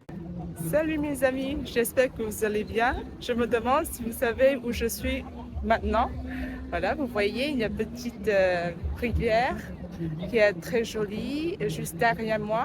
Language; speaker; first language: French; non-native, learner; Vietnamese